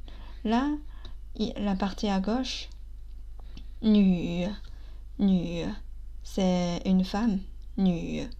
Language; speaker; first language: French; non-native, fluent; Chinese